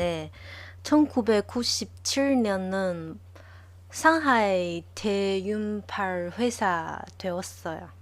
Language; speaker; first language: Korean; non-native, learner; Chinese